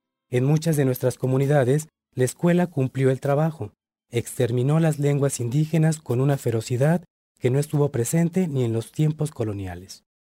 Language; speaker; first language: Spanish; native; Spanish